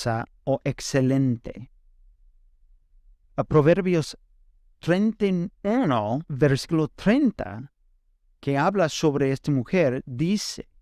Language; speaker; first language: Spanish; non-native, fluent; English